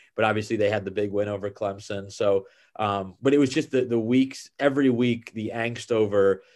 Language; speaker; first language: English; native; English